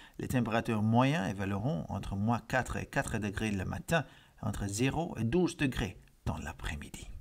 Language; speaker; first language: French; non-native, fluent; Hungarian